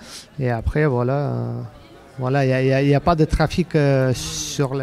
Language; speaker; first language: French; non-native, learner; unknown